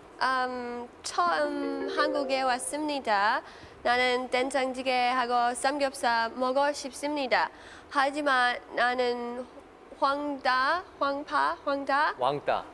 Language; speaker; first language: Korean; non-native, learner; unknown